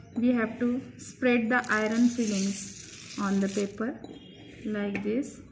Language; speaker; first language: English; non-native, local second language; Marathi